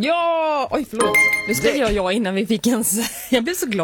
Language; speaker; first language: Swedish; native; Swedish